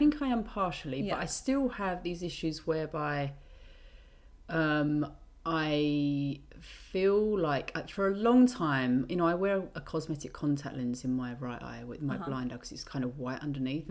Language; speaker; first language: English; native; English